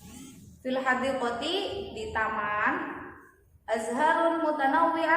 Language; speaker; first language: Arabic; non-native, fluent; Indonesian